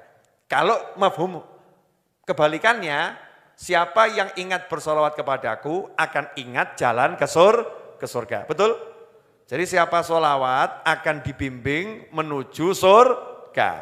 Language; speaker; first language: Indonesian; native; Indonesian